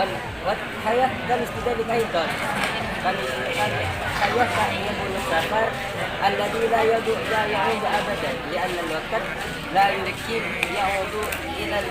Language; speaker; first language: Arabic; non-native, learner; Indonesian